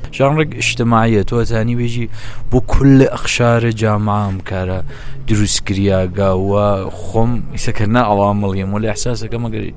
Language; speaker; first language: Central Kurdish; non-native, local second language; Gurani